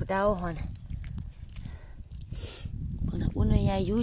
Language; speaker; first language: Danish; non-native, learner; Thai